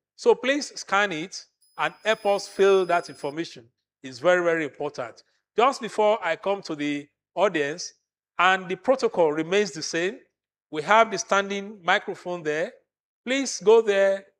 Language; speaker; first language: English; non-native, local second language; Yoruba